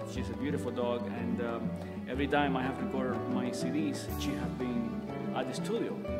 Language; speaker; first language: English; non-native, fluent; Spanish